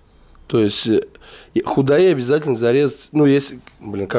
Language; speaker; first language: Russian; native; Russian